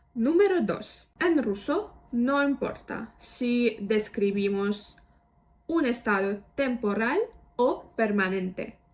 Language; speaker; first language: Spanish; non-native, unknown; Russian